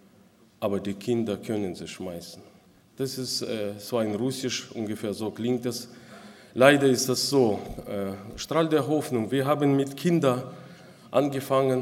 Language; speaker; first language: German; non-native, local second language; Russian